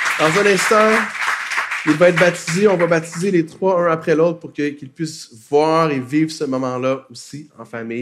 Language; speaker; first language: French; native; French